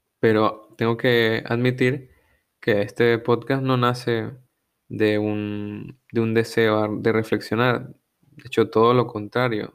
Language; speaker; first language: Spanish; native; Spanish